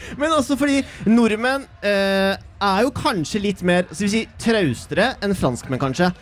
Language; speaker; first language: Norwegian; native; Norwegian